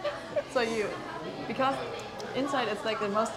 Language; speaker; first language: English; non-native, fluent; German